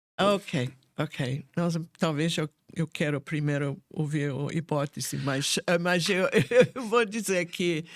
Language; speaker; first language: Portuguese; non-native, fluent; English